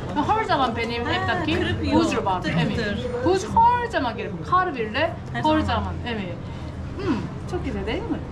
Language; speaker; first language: Turkish; non-native, learner; Korean